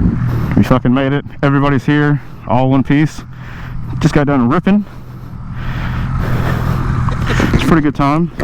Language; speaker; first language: English; native; English